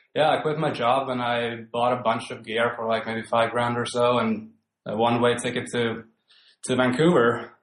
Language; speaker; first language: English; non-native, fluent; Finnish